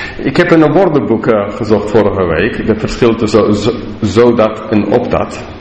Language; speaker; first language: Dutch; non-native, learner; English